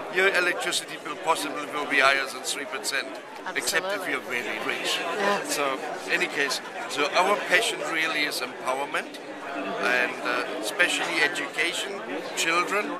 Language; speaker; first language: English; non-native, fluent; German